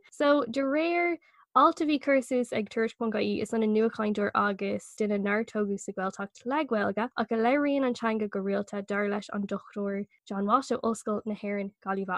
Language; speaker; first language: Irish; non-native, local second language; English